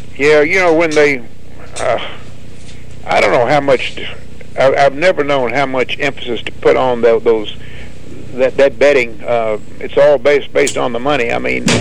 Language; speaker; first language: English; native; English